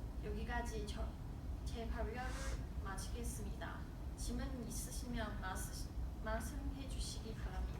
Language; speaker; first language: Korean; non-native, learner; Chinese